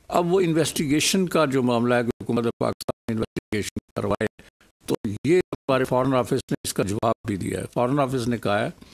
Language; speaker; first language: Urdu; native; Urdu